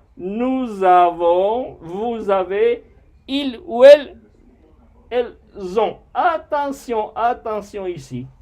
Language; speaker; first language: French; non-native, fluent; Spanish